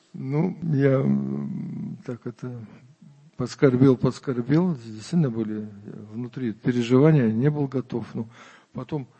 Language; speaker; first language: Russian; native; Russian